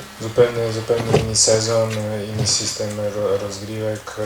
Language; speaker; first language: Polish; non-native, learner; Croatian